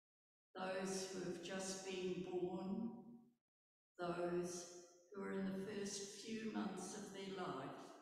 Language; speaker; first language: English; native; English